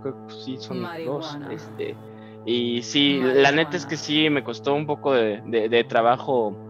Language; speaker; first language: Spanish; native; Spanish